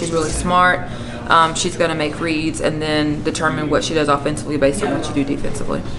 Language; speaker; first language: English; native; English